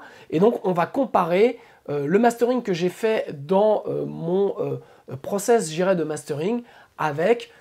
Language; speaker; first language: French; native; French